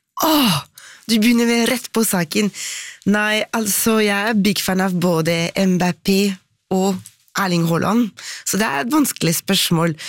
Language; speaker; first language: Norwegian; non-native, fluent; French